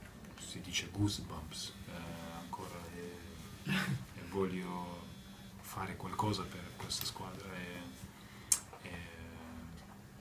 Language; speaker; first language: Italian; non-native, fluent; Lithuanian